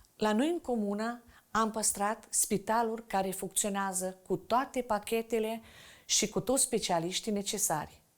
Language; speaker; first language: Romanian; native; Romanian